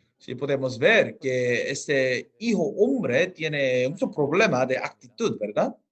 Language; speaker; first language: Spanish; non-native, fluent; Korean